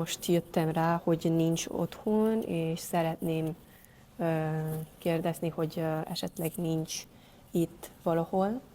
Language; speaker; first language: Hungarian; non-native, learner; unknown